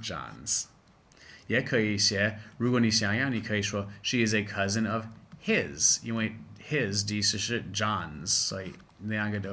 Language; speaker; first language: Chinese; non-native, fluent; English